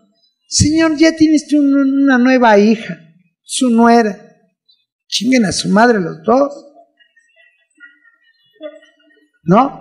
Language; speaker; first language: Spanish; native; Spanish